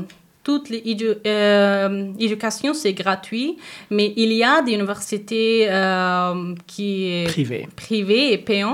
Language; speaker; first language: French; non-native, learner; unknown